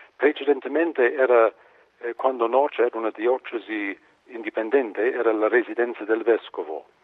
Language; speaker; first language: Italian; non-native, fluent; English